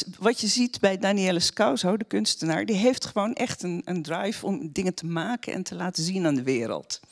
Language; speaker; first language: Dutch; native; Dutch